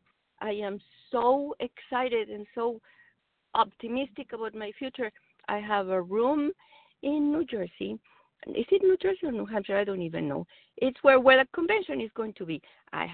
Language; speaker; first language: English; non-native, fluent; Spanish